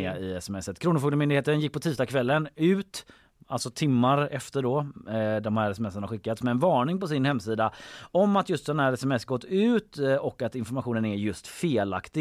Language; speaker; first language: Swedish; native; Swedish